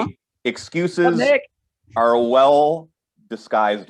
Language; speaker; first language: English; native; English